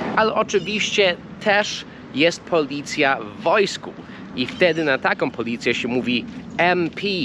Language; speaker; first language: Polish; non-native, fluent; English